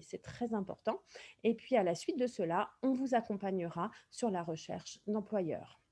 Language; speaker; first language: French; native; French